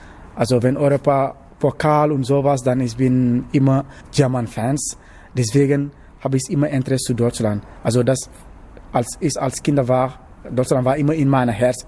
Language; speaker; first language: German; non-native, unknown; Wolof